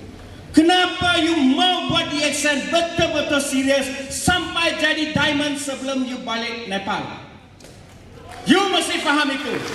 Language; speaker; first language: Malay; non-native, local second language; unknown